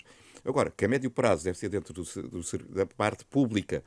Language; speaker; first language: Portuguese; native; Portuguese